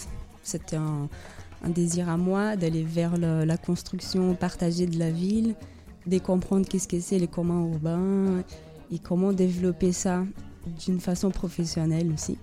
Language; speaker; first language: French; non-native, fluent; Portuguese